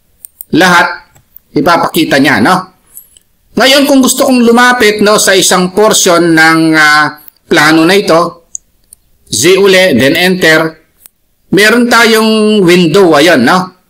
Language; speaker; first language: Filipino; native; Filipino